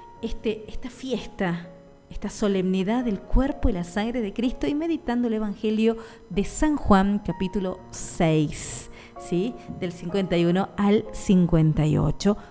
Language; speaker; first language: Spanish; native; Spanish